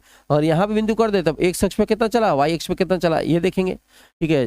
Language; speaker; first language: Hindi; non-native, local second language; Bhojpuri